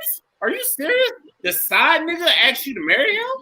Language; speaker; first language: English; native; English